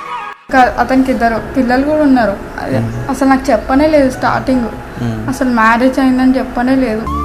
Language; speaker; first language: Telugu; native; Telugu